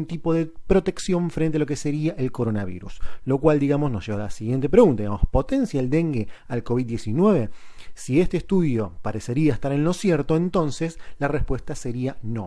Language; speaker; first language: Spanish; native; Spanish